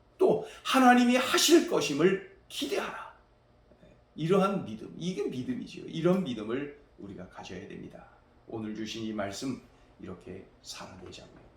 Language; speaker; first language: Korean; native; Korean